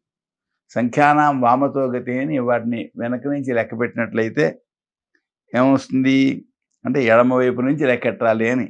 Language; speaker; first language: Telugu; native; Telugu